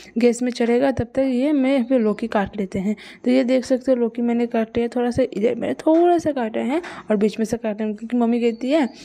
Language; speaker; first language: Hindi; non-native, local second language; Bangla